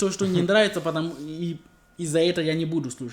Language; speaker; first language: Russian; non-native, learner; English